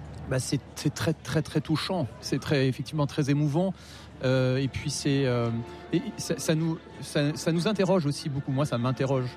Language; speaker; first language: French; native; French